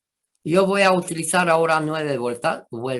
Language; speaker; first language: Spanish; non-native, fluent; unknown